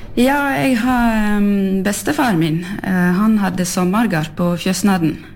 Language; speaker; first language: Norwegian; early bilingual, heritage; French